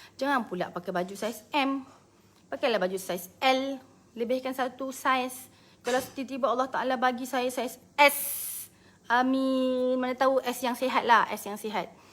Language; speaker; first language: Malay; native; Malay